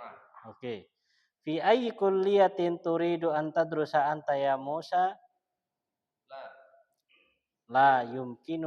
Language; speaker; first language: Arabic; non-native, fluent; Indonesian